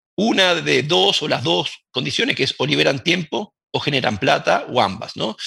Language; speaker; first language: Spanish; native; Spanish